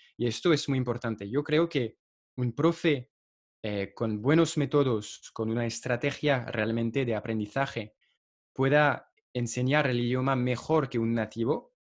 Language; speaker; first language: Spanish; non-native, fluent; French